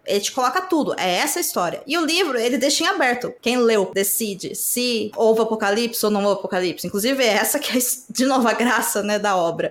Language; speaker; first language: Portuguese; native; Portuguese